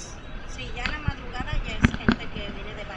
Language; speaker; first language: Spanish; native; Spanish